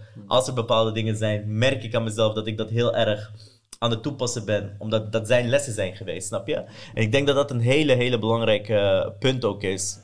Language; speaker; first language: Dutch; early bilingual, other home language; Persian